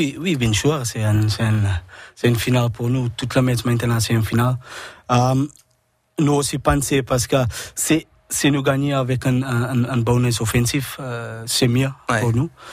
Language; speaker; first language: French; non-native, learner; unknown